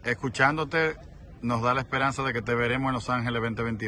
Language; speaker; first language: Spanish; native; Spanish